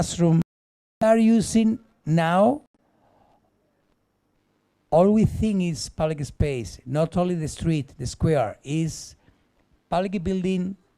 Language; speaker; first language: English; non-native, learner; Spanish